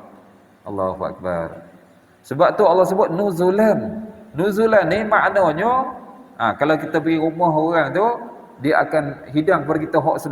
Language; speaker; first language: Malay; native; Malay